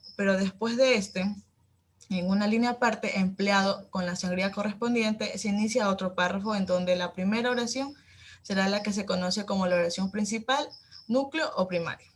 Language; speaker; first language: Spanish; native; Spanish